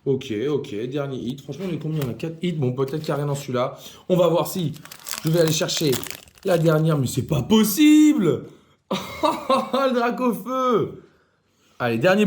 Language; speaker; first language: French; native; French